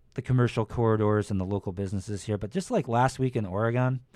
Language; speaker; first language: English; native; English